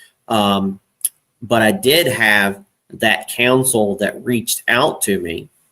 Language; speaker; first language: English; native; English